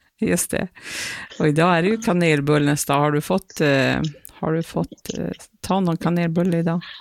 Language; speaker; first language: Swedish; native; Swedish